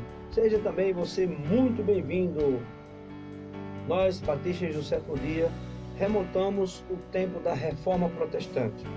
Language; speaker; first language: Portuguese; native; Portuguese